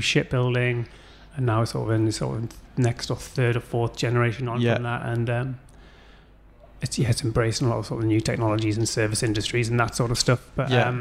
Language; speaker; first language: English; native; English